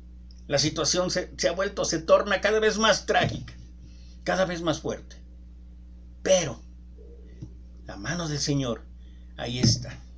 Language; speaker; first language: Spanish; native; Spanish